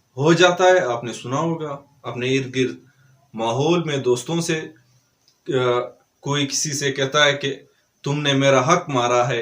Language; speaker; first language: Urdu; non-native, local second language; Pashto